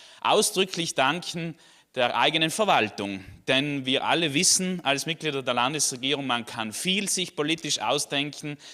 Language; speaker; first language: German; native; German